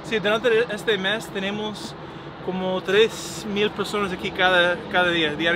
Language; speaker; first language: Spanish; non-native, learner; English